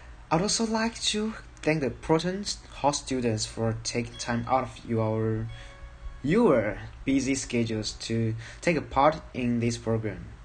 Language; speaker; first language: English; non-native, fluent; Chinese